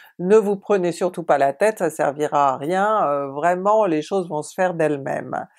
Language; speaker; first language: French; native; French